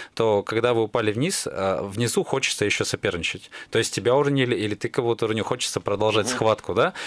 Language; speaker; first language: Russian; native; Russian